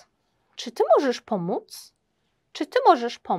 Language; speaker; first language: Polish; non-native, fluent; Uzbek